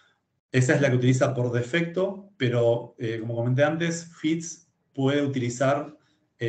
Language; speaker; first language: Spanish; native; Spanish